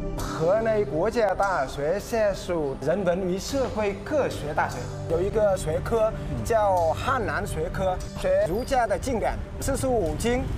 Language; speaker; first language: Chinese; non-native, fluent; Vietnamese